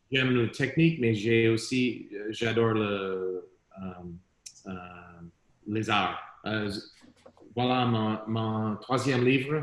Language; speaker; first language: French; non-native, learner; English